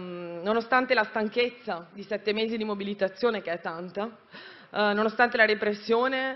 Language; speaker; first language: Italian; native; Italian